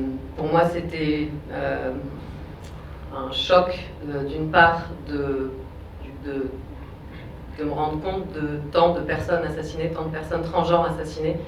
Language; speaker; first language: French; native; French